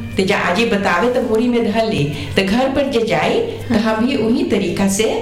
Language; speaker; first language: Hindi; early bilingual, heritage; Hindi